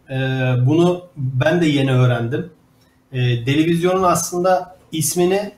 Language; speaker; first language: Turkish; native; Turkish